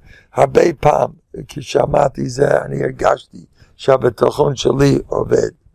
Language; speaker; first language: Hebrew; non-native, fluent; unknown